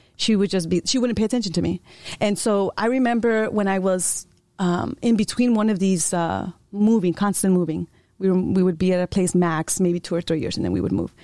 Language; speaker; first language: English; early bilingual, other home language; Spanish